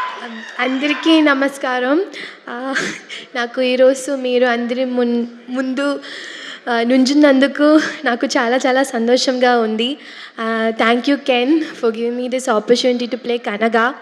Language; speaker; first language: Telugu; non-native, learner; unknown